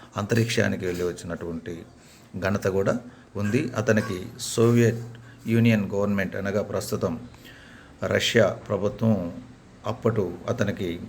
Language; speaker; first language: Telugu; native; Telugu